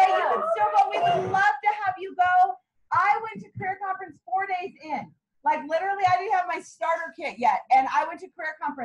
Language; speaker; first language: English; native; English